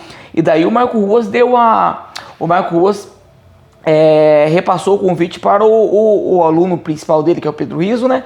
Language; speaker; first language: Portuguese; native; Portuguese